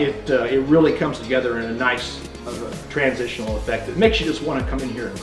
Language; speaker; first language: English; native; English